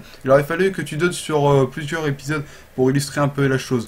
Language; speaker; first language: French; native; French